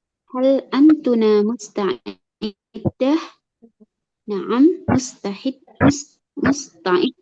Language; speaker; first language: Arabic; non-native, learner; Indonesian